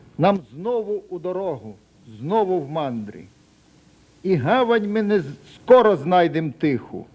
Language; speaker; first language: Ukrainian; native; Ukrainian